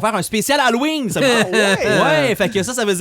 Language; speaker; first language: French; native; French